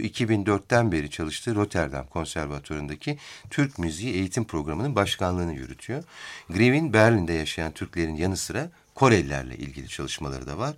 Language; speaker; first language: Turkish; native; Turkish